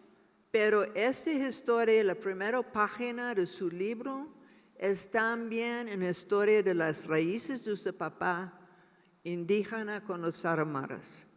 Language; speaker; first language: Spanish; non-native, learner; English